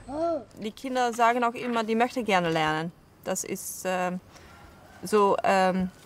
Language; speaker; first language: German; non-native, learner; Dutch